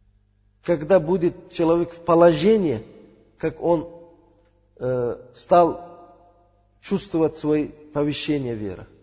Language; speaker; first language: Russian; non-native, learner; Uzbek